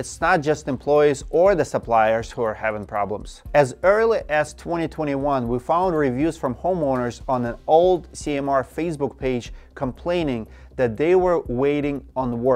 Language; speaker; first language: English; non-native, fluent; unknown